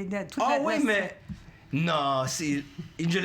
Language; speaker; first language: French; non-native, fluent; English